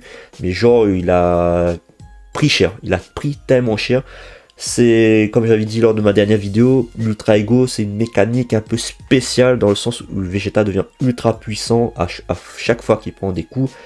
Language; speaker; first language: French; native; French